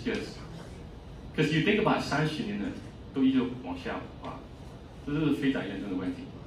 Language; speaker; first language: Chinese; non-native, fluent; English